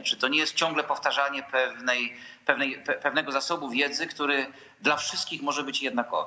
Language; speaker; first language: Polish; native; Polish